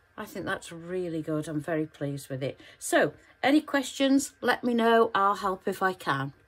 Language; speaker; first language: English; native; English